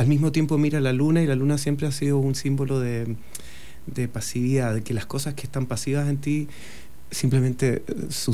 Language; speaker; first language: Spanish; native; Spanish